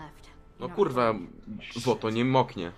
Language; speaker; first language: Polish; native; Polish